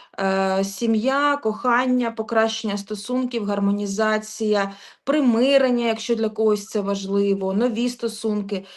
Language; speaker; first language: Ukrainian; native; Ukrainian